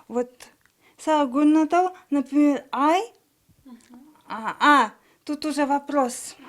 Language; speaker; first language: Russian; non-native, local second language; Kyrgyz